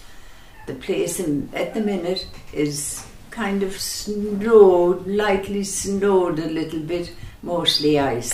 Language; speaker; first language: English; native; English